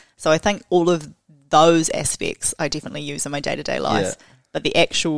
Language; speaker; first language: English; native; English